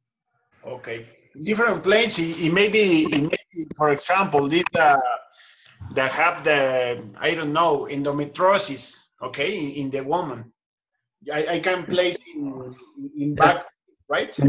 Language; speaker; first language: English; non-native, learner; Spanish